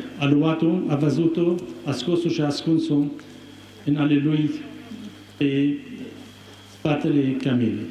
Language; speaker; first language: Romanian; non-native, fluent; Arabic